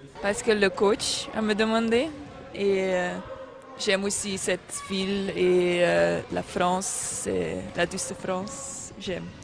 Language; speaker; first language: French; non-native, learner; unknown